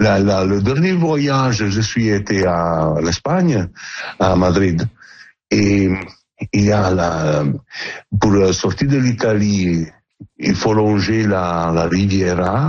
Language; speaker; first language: French; non-native, learner; Italian